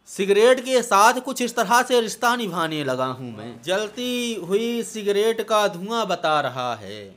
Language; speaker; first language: Hindi; native; Hindi